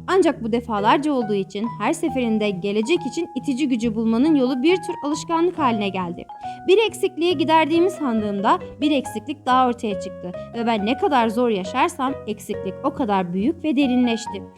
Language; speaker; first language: Turkish; native; Turkish